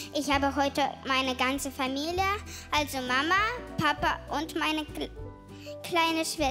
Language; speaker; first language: German; early bilingual, other home language; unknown